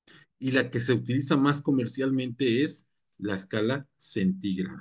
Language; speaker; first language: Spanish; native; Spanish